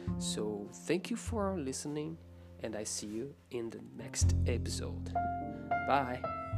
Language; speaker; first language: English; non-native, fluent; Portuguese